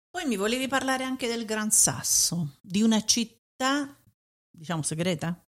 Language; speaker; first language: Italian; native; Italian